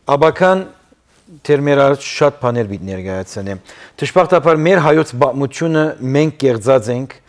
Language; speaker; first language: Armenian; early bilingual, heritage; Armenian